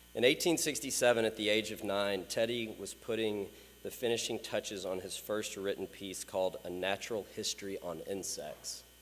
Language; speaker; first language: English; native; English